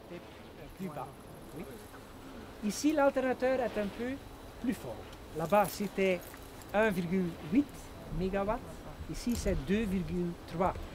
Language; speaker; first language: French; non-native, fluent; Dutch